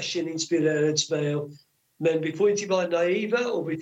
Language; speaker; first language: Swedish; non-native, fluent; English